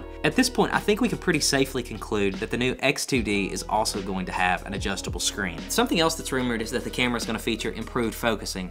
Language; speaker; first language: English; native; English